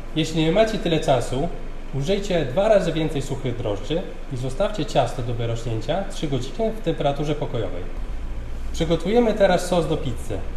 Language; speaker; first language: Polish; early bilingual, heritage; Italian